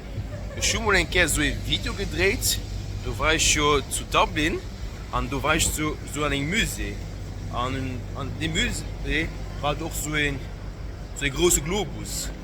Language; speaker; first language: German; non-native, local second language; Luxembourgish